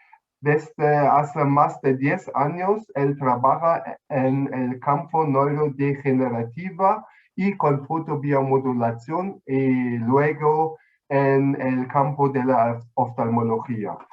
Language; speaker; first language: Spanish; non-native, fluent; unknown